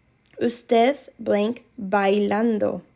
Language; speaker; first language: Spanish; non-native, fluent; English